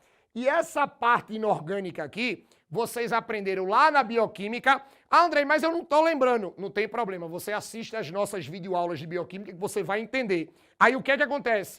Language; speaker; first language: Portuguese; native; Portuguese